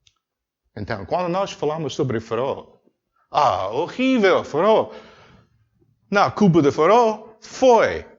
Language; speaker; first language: Portuguese; non-native, learner; English